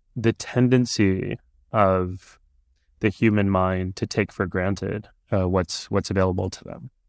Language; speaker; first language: English; early bilingual, other home language; Punjabi